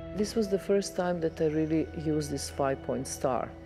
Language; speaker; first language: English; non-native, fluent; Serbian